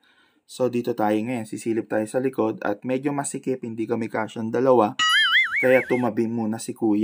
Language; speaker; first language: Filipino; native; Filipino